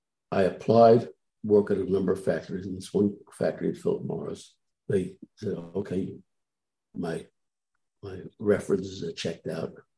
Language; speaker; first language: English; native; English